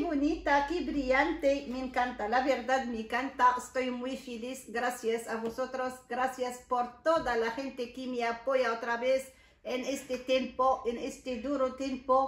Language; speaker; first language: Spanish; non-native, learner; Arabic